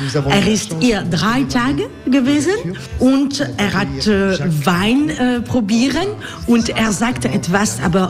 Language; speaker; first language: German; non-native, learner; French